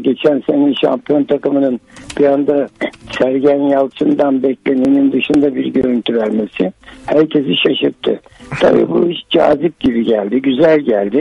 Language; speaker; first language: Turkish; native; Turkish